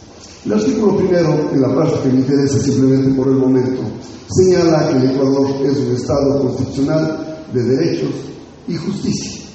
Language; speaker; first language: Spanish; native; Spanish